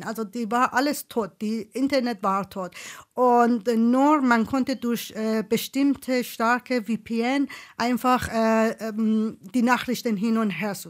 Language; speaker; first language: German; non-native, fluent; Persian